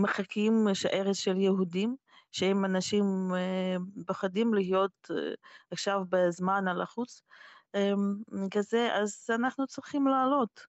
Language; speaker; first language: Hebrew; non-native, fluent; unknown